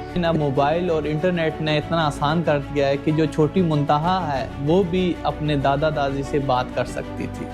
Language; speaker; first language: Urdu; native; Urdu